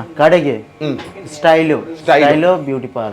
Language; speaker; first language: Malayalam; non-native, local second language; Bangla